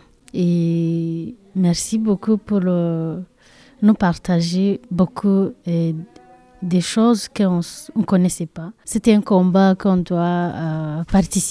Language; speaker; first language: French; non-native, learner; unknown